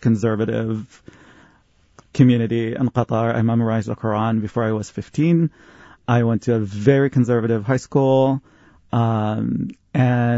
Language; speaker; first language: English; non-native, fluent; Arabic